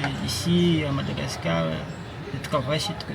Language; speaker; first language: French; non-native, local second language; Malagasy